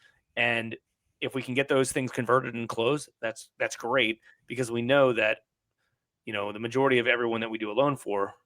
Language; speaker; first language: English; native; English